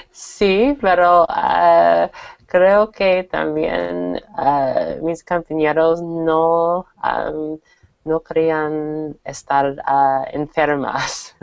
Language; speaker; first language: Spanish; non-native, learner; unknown